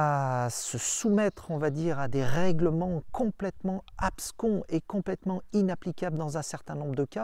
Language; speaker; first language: French; native; French